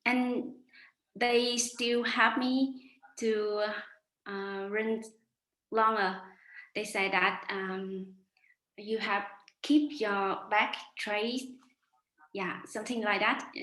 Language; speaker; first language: English; non-native, learner; Vietnamese